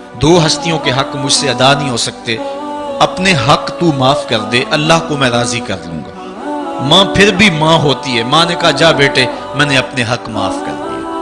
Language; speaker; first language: Urdu; non-native, local second language; Punjabi